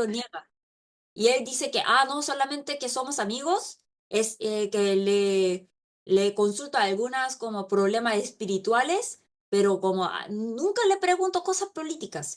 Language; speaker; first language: Spanish; non-native, local second language; Korean